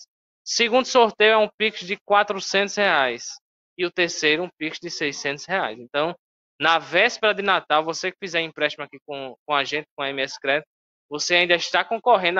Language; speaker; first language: Portuguese; native; Portuguese